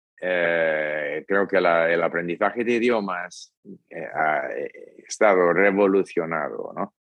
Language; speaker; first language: Spanish; non-native, fluent; English